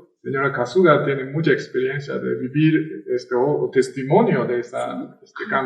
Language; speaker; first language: Spanish; non-native, fluent; Japanese